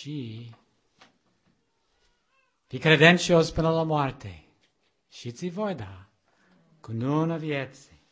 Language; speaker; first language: Romanian; non-native, learner; English